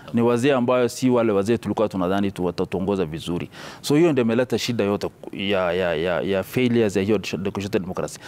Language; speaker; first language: Swahili; non-native, local second language; Somali